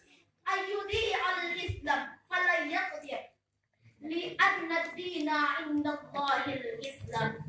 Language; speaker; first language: Arabic; non-native, learner; Indonesian